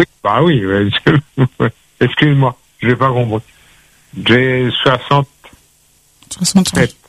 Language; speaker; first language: French; non-native, local second language; Réunion Creole French